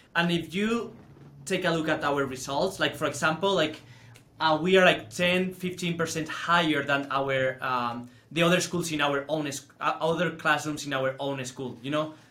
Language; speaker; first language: English; non-native, fluent; Spanish